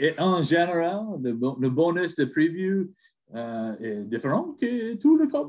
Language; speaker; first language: French; non-native, learner; English